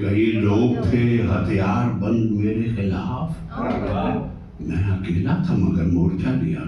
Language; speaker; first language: Hindi; native; Hindi